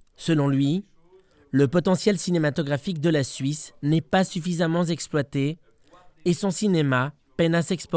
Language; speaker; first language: French; native; French